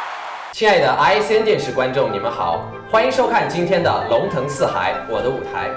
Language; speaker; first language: Chinese; native; Chinese